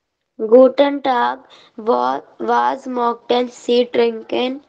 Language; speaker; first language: German; non-native, learner; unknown